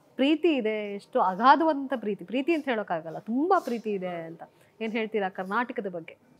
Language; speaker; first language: Kannada; native; Kannada